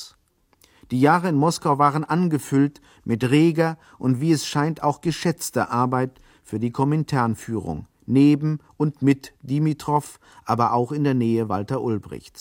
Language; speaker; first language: German; native; German